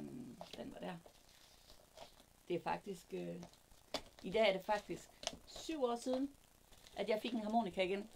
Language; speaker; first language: Danish; native; Danish